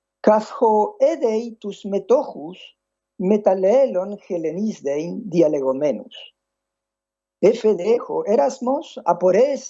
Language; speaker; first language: Greek; non-native, fluent; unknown